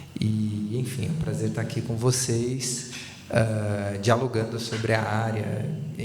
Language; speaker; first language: Portuguese; native; Portuguese